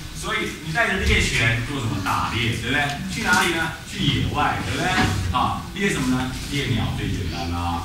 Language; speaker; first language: Chinese; native; Chinese